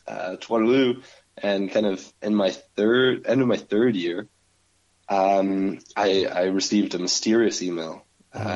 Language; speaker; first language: English; native; English